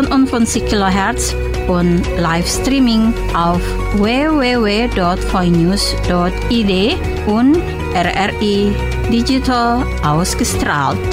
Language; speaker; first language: German; non-native, fluent; Indonesian